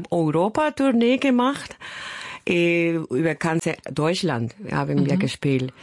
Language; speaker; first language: German; non-native, learner; Spanish